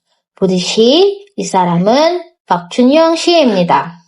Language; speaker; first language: Korean; non-native, fluent; Indonesian